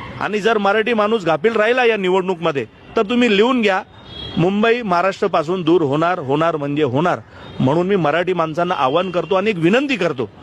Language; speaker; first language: Marathi; non-native, local second language; Gujarati